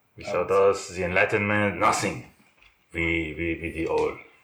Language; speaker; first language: English; native; English